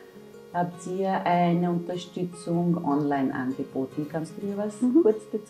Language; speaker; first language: German; native; German